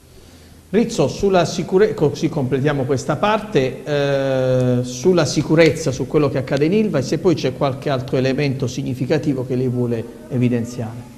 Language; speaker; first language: Italian; native; Italian